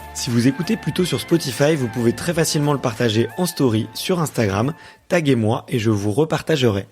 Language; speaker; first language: French; native; French